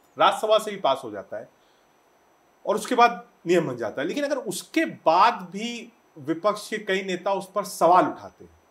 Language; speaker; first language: Hindi; native; Hindi